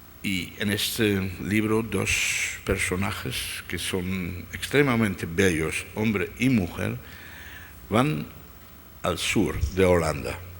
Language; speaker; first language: Spanish; non-native, fluent; Dutch